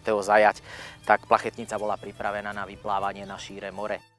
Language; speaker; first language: Slovak; native; Slovak